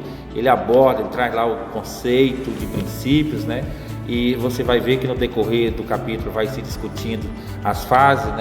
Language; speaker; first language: Portuguese; native; Portuguese